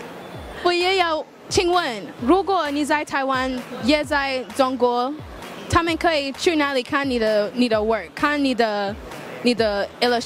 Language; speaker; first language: Chinese; non-native, learner; English